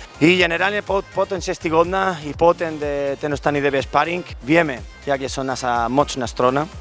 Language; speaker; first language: Polish; non-native, learner; Spanish